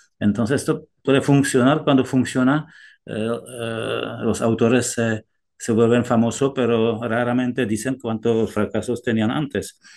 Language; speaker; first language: Spanish; non-native, fluent; Czech